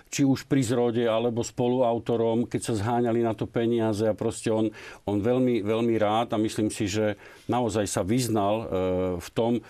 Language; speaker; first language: Slovak; native; Slovak